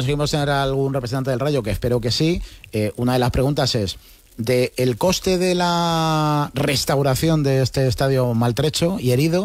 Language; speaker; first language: Spanish; native; Spanish